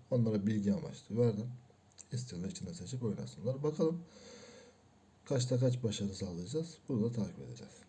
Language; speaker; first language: Turkish; native; Turkish